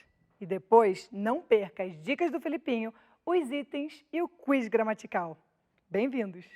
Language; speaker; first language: Portuguese; non-native, fluent; Spanish